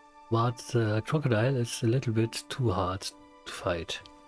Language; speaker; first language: English; non-native, learner; German